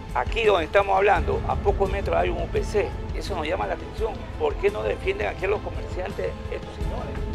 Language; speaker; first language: Spanish; native; Spanish